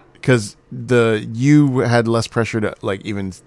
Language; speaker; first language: English; native; English